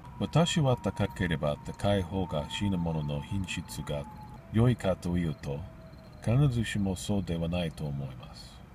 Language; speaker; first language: Japanese; non-native, learner; English